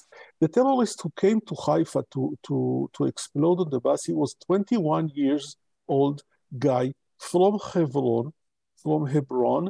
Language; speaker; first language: English; non-native, local second language; Hebrew